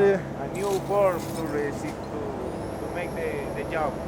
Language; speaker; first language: English; non-native, learner; Spanish